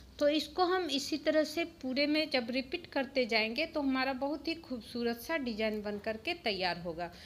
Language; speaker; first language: Hindi; native; Hindi